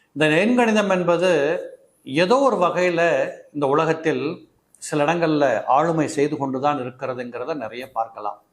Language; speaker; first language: Tamil; native; Tamil